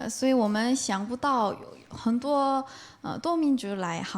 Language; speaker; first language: Chinese; non-native, fluent; Korean